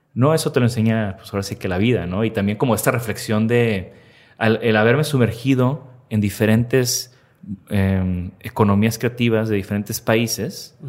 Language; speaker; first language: Spanish; native; Spanish